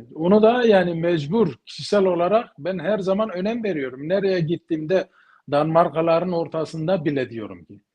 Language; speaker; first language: Turkish; early bilingual, heritage; Kurdish